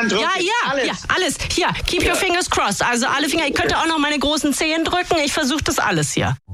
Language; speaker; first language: German; native; German